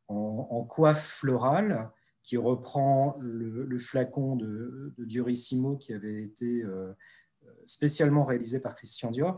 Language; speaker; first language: French; native; French